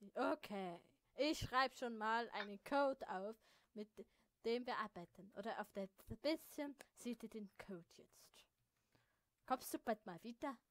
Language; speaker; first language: German; native; German